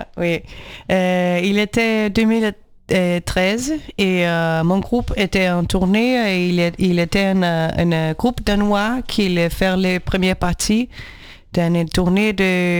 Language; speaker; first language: French; non-native, learner; Portuguese